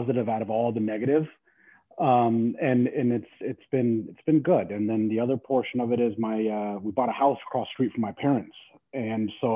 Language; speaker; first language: English; native; English